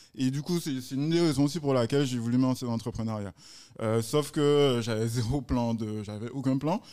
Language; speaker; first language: French; native; French